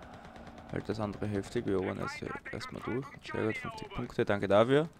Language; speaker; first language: German; native; German